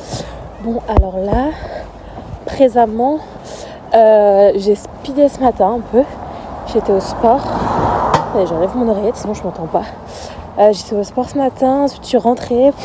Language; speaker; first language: French; native; French